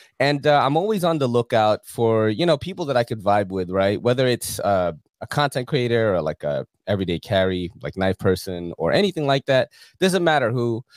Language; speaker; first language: English; early bilingual, other home language; Filipino